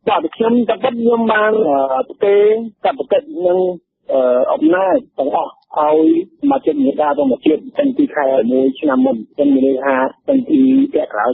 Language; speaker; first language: Khmer; non-native, fluent; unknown